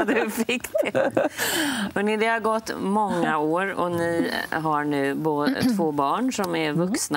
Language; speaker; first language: Swedish; native; Swedish